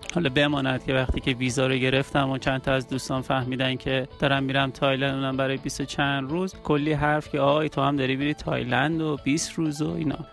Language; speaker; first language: Persian; native; Persian